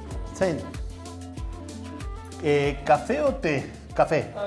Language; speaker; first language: Spanish; native; Spanish